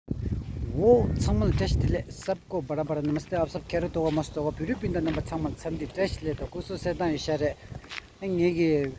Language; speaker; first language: Hindi; non-native, local second language; Tibetan